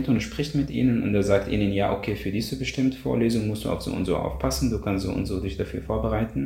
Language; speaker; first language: German; non-native, fluent; Arabic